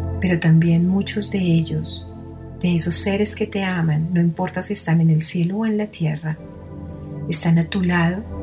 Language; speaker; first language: Spanish; native; Spanish